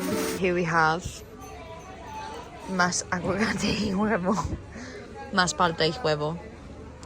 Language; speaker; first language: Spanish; non-native, fluent; English